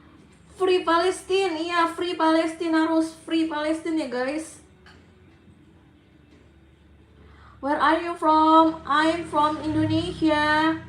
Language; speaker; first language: English; non-native, learner; Indonesian